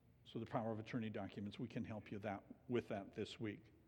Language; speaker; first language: English; native; English